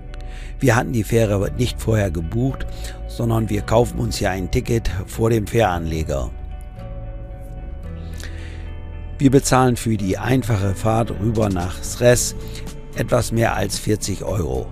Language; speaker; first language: German; native; German